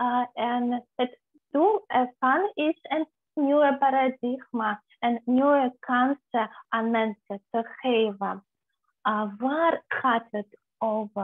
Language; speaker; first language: Dutch; non-native, fluent; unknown